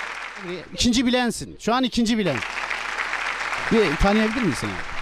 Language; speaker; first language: Turkish; native; Turkish